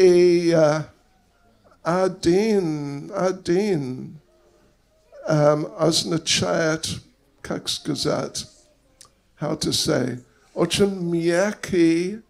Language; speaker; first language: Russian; non-native, learner; English